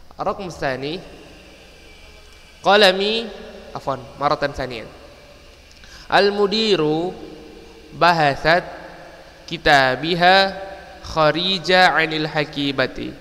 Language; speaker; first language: Arabic; non-native, fluent; Indonesian